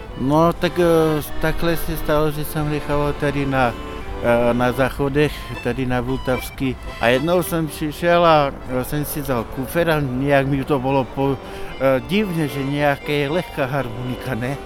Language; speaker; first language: Czech; non-native, local second language; Slovak